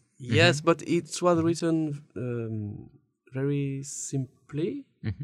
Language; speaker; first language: English; non-native, learner; French